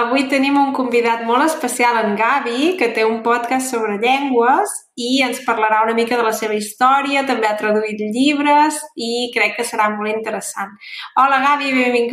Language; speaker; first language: Catalan; native; Catalan